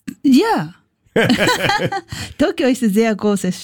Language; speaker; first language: German; non-native, learner; Japanese